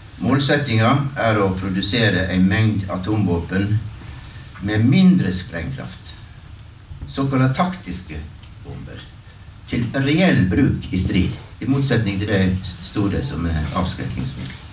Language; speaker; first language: Norwegian; native; Norwegian